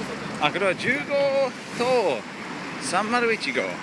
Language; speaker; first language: Japanese; non-native, learner; English